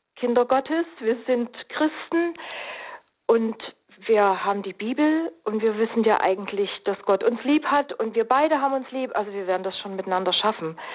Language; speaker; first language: German; native; German